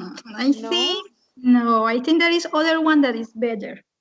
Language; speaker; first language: English; non-native, fluent; Spanish